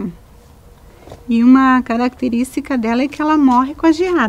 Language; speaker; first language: Portuguese; native; Portuguese